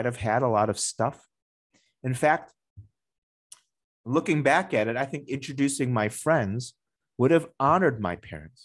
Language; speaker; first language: English; native; English